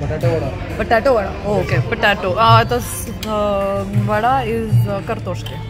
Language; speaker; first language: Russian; early bilingual, heritage; Russian